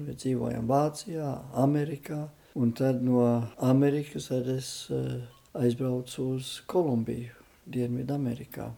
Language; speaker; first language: Latvian; early bilingual, heritage; Latvian